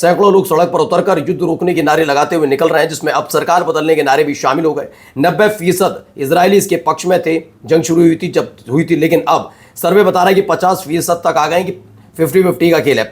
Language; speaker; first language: Hindi; native; Hindi